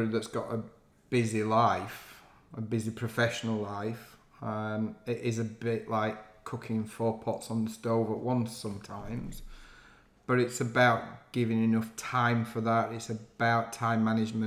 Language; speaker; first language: English; native; English